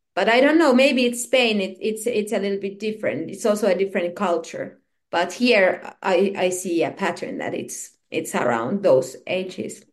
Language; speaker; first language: English; non-native, fluent; Finnish